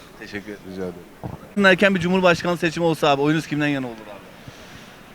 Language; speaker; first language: Turkish; native; Turkish